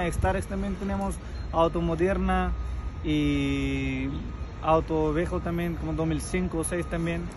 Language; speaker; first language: Spanish; non-native, learner; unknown